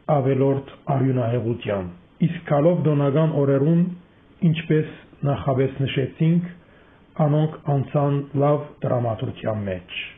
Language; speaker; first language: Armenian; early bilingual, heritage; Armenian